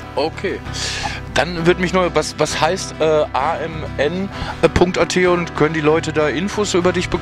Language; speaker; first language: German; native; German